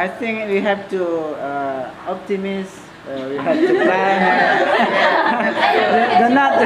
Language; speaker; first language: English; non-native, learner; Indonesian